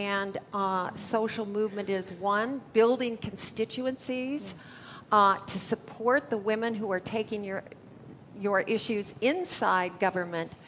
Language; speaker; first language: English; native; English